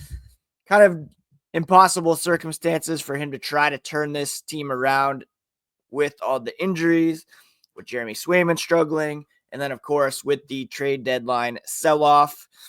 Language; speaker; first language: English; native; English